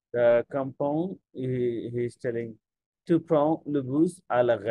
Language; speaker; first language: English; non-native, fluent; Bangla